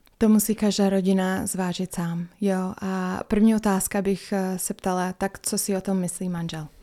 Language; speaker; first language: Czech; non-native, fluent; English